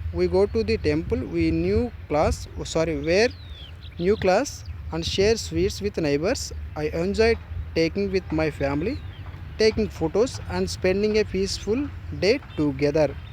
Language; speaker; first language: English; non-native, local second language; Telugu